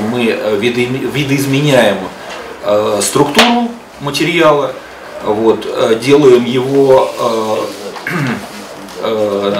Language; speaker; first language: Russian; native; Russian